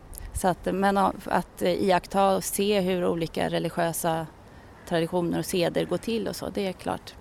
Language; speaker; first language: Swedish; native; Swedish